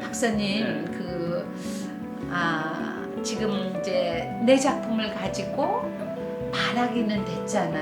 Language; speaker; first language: Korean; native; Korean